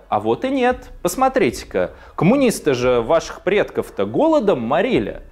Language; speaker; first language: Russian; native; Russian